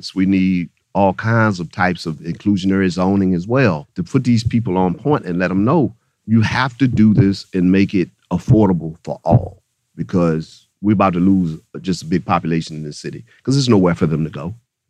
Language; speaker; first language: English; native; English